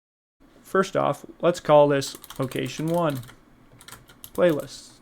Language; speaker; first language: English; native; English